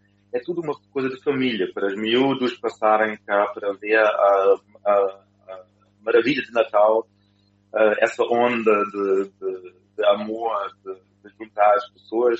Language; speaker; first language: Portuguese; non-native, fluent; German